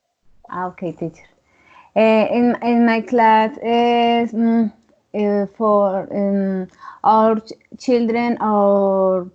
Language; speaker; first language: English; non-native, learner; Spanish